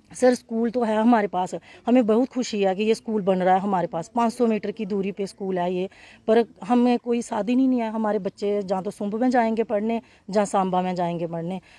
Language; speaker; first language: Hindi; native; Hindi